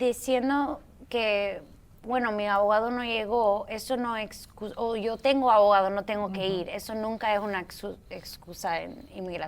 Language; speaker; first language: Spanish; early bilingual, heritage; Spanish